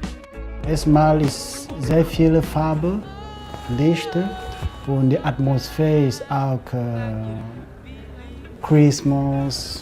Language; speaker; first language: German; non-native, learner; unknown